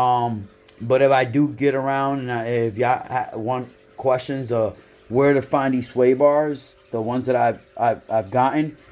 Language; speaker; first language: English; native; English